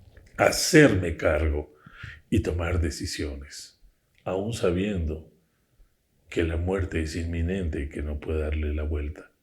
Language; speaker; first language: Spanish; native; Spanish